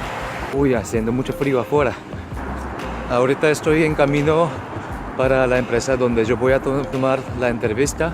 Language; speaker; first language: Spanish; non-native, fluent; Korean